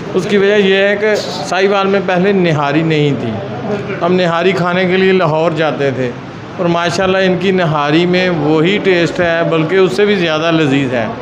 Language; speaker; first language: Hindi; non-native, local second language; Punjabi